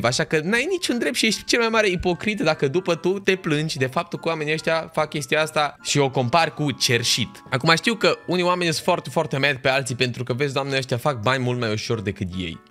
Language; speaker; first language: Romanian; native; Romanian